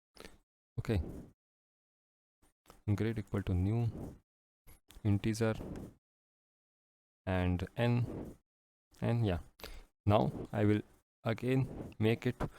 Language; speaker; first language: English; non-native, local second language; Hindi